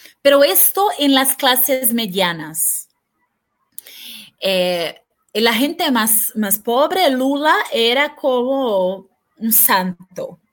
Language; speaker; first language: Spanish; non-native, fluent; Portuguese